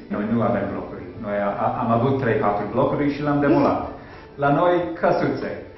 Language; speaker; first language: Romanian; non-native, fluent; English